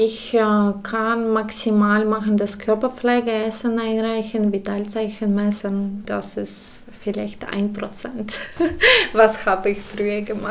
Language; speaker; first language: German; non-native, learner; Ukrainian